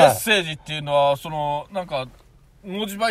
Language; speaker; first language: Japanese; native; Japanese